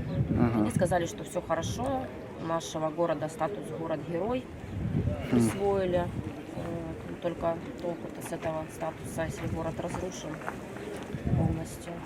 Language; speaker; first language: Russian; native; Russian